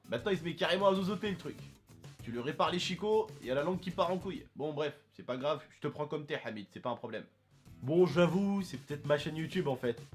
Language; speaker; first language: French; early bilingual, other home language; Arabic